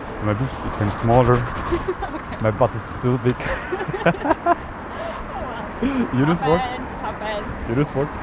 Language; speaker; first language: English; non-native, fluent; German